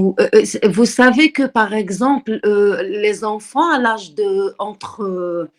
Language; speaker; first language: French; non-native, local second language; Arabic